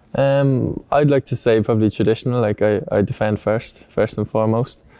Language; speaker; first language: English; native; English